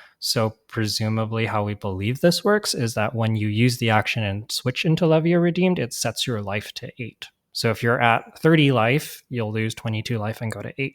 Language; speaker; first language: English; native; English